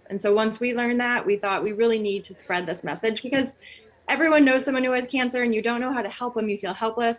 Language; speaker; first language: English; native; English